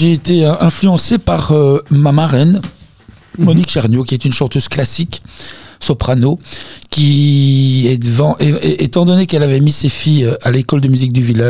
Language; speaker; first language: French; native; French